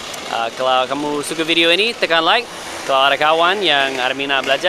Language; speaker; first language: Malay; non-native, fluent; English